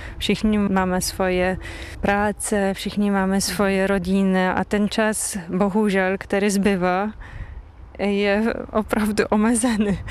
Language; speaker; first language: Czech; non-native, fluent; Polish